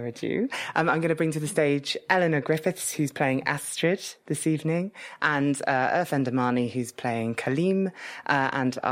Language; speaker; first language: English; native; English